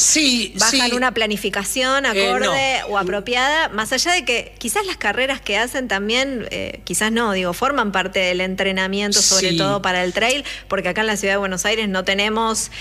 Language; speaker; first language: Spanish; native; Spanish